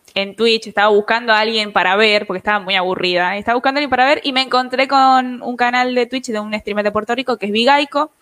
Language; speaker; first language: Spanish; native; Spanish